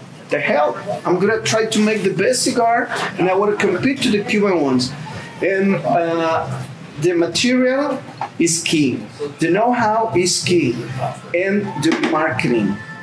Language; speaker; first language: English; non-native, fluent; Spanish